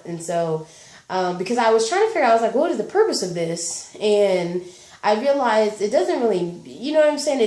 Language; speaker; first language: English; native; English